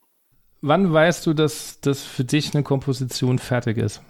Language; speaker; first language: German; native; German